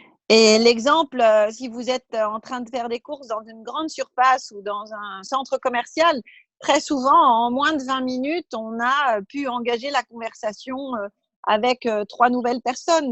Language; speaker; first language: French; native; French